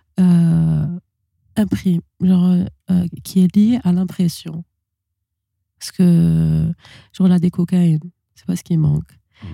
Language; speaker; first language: French; non-native, local second language; Arabic